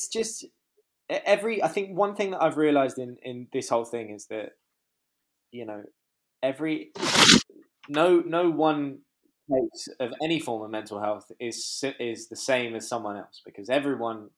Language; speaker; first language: English; native; English